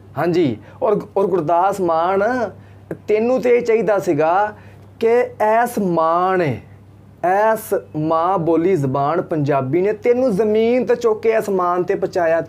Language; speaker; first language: Punjabi; native; Punjabi